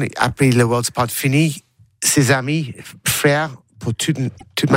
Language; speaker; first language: French; non-native, learner; English